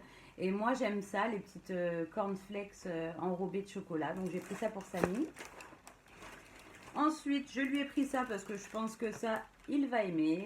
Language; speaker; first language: French; native; French